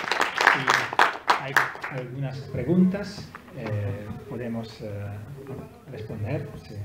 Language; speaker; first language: Spanish; non-native, learner; Italian